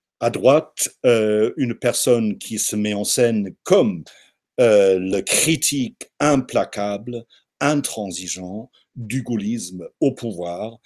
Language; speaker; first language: French; non-native, fluent; German